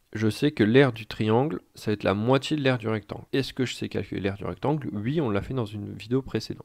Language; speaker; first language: French; native; French